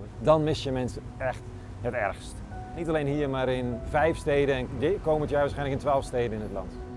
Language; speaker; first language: Dutch; native; Dutch